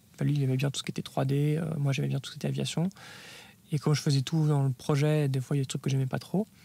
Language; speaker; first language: French; native; French